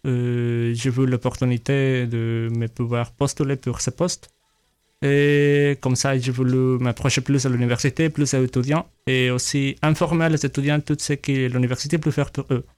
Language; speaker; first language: French; non-native, learner; Spanish